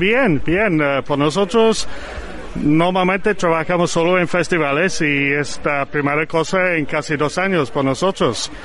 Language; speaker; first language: Spanish; non-native, learner; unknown